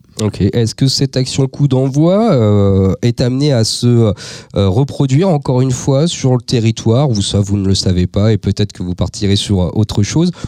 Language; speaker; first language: French; native; French